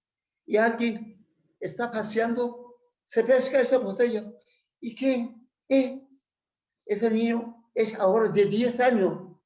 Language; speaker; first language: Spanish; non-native, learner; Persian